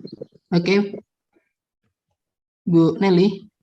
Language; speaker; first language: English; non-native, fluent; Indonesian